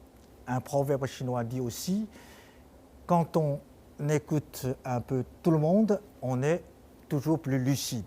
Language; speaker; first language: French; non-native, fluent; Chinese